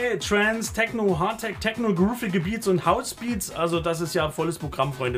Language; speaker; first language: German; native; German